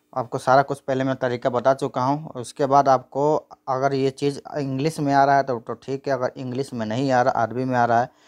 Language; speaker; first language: Hindi; native; Hindi